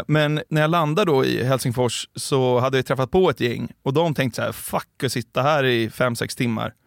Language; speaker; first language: Swedish; native; Swedish